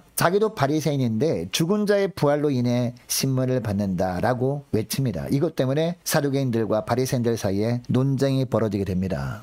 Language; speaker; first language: Korean; native; Korean